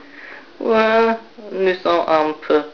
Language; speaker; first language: French; non-native, learner; English